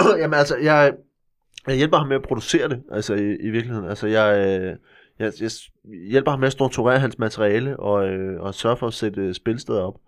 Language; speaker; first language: Danish; native; Danish